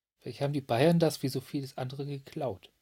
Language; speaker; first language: German; native; German